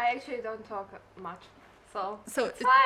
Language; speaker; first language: English; non-native, learner; German